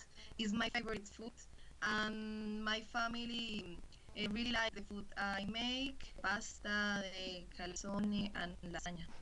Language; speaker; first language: English; non-native, learner; Spanish